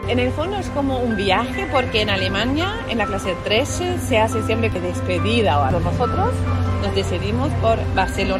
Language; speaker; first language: Spanish; non-native, learner; German